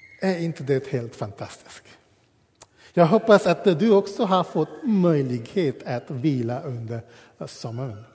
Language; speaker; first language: Swedish; non-native, fluent; English